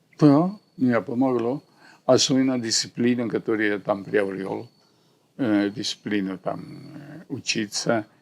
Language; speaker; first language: Russian; non-native, fluent; Spanish